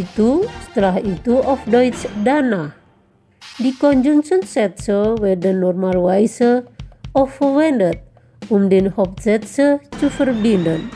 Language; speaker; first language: German; non-native, fluent; Indonesian